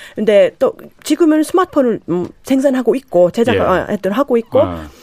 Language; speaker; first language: Korean; non-native, fluent; Finnish